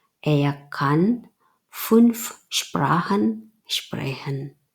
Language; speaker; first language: German; non-native, fluent; Indonesian